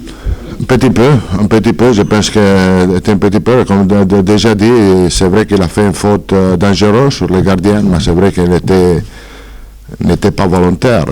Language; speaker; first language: French; non-native, fluent; Italian